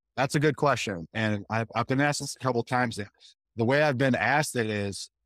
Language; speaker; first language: English; native; English